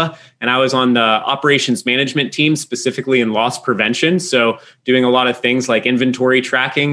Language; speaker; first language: English; native; English